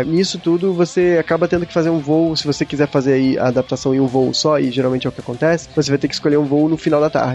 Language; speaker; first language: Portuguese; native; Portuguese